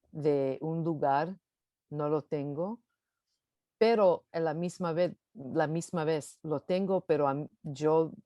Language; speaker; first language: Spanish; early bilingual, heritage; English